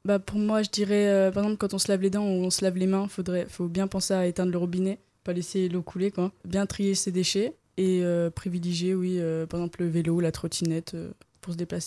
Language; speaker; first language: French; native; French